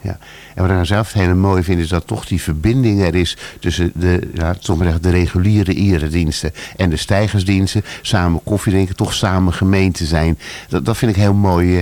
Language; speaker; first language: Dutch; native; Dutch